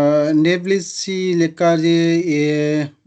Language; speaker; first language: Czech; non-native, learner; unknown